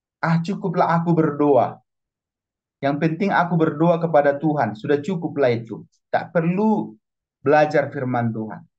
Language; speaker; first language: Indonesian; non-native, local second language; Batak Toba